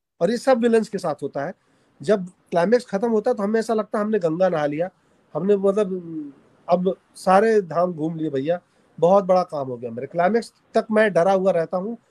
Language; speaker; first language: Hindi; native; Hindi